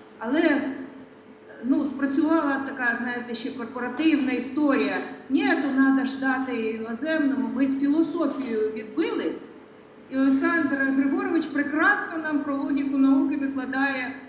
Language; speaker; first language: Ukrainian; non-native, local second language; Russian